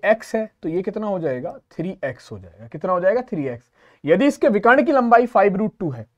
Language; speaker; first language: Hindi; native; Hindi